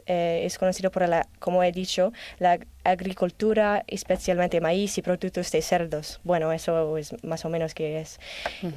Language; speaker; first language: Spanish; non-native, learner; English